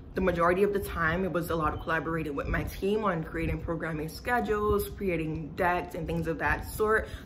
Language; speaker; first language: English; native; English